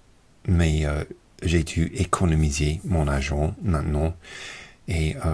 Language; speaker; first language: French; non-native, learner; English